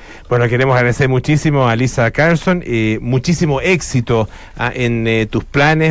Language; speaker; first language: Spanish; native; Spanish